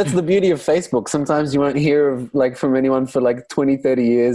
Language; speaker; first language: English; non-native, local second language; Arabic